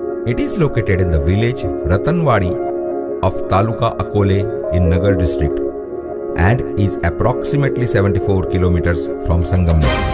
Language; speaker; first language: English; non-native, local second language; Marathi